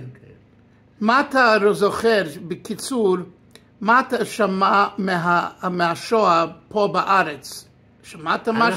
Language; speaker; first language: Hebrew; non-native, learner; English